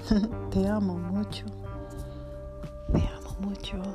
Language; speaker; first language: Spanish; non-native, learner; English